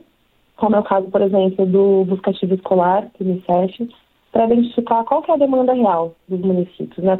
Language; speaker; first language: Portuguese; native; Portuguese